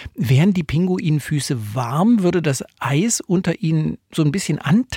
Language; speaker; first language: German; native; German